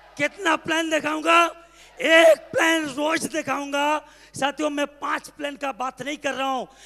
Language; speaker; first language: Hindi; non-native, local second language; Bangla